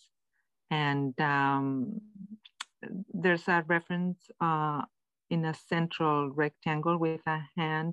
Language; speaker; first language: English; non-native, fluent; Spanish